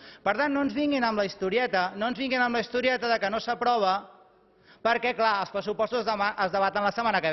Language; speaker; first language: Catalan; native; Catalan